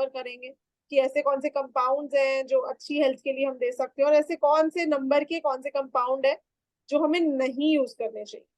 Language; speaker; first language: Hindi; native; Hindi